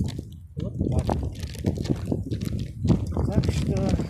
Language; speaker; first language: Russian; non-native, learner; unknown